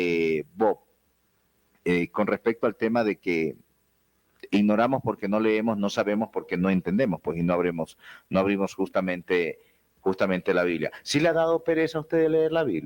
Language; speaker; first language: Spanish; native; Spanish